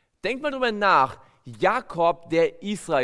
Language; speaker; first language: German; native; German